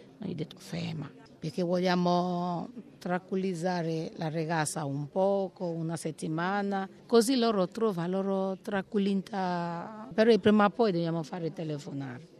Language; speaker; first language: Italian; non-native, learner; English